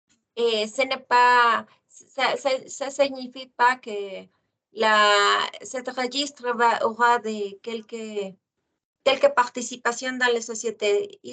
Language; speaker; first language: French; non-native, fluent; Spanish